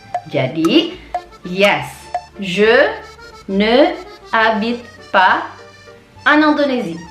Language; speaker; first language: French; non-native, fluent; Indonesian